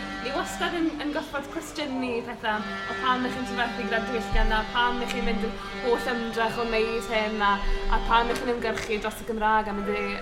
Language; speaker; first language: Welsh; native; Welsh